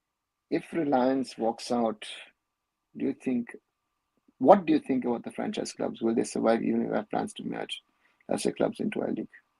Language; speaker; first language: English; non-native, local second language; Bangla